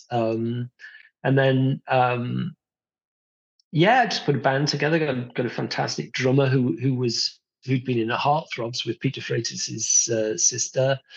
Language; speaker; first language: English; native; English